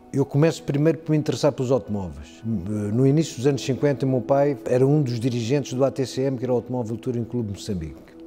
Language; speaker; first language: Portuguese; native; Portuguese